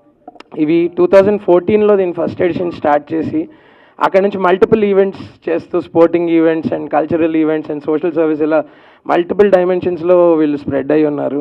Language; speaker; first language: Telugu; native; Telugu